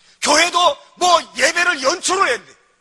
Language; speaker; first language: Korean; native; Korean